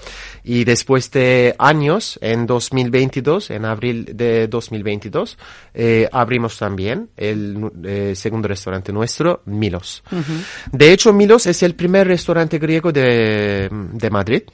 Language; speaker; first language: Spanish; non-native, fluent; Turkish